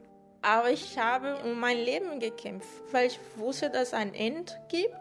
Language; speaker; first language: German; non-native, fluent; Portuguese